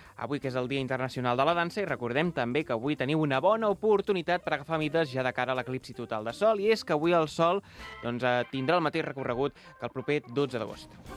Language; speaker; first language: Catalan; native; Catalan